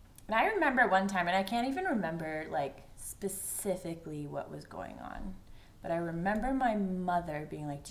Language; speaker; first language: English; native; English